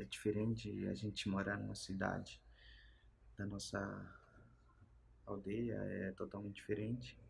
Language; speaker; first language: Portuguese; non-native, local second language; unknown